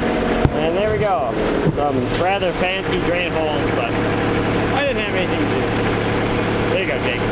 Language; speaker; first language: English; native; English